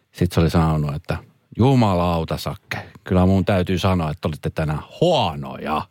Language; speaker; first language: Finnish; early bilingual, other home language; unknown